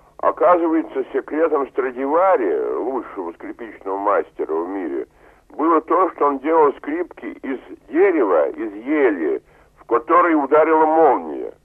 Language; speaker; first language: Russian; native; Russian